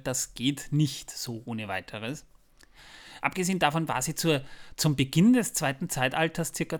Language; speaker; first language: German; native; German